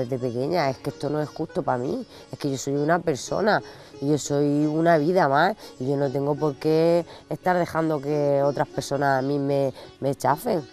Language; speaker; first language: Spanish; native; Spanish